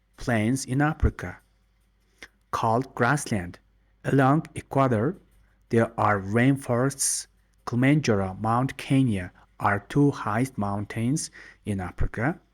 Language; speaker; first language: English; non-native, learner; Mongolian